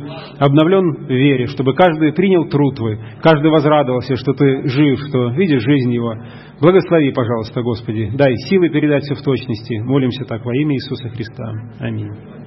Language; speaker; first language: Russian; native; Russian